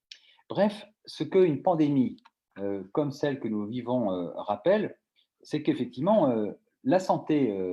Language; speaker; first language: French; native; French